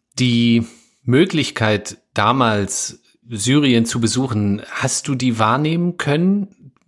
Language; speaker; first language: German; native; German